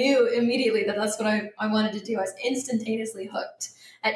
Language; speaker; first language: English; native; English